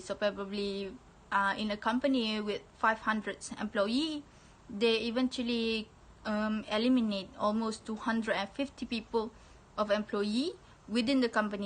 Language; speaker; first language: English; non-native, local second language; Malay